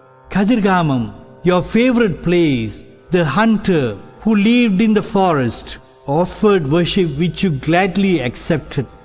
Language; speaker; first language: English; non-native, local second language; Tamil